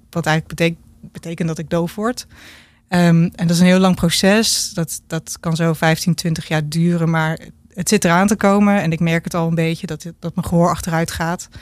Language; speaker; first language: Dutch; native; Dutch